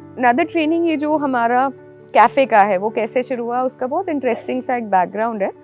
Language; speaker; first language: Hindi; native; Hindi